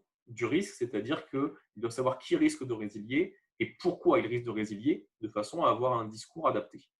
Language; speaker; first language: French; native; French